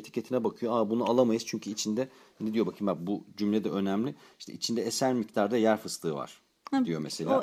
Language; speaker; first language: Turkish; native; Turkish